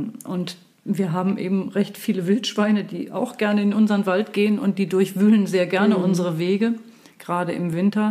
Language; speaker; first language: German; native; German